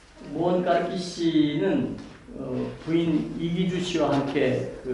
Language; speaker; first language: Korean; native; Korean